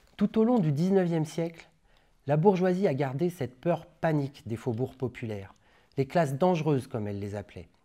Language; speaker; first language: French; native; French